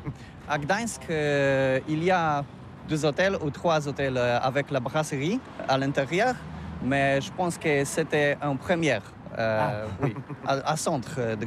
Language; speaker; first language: French; non-native, learner; Polish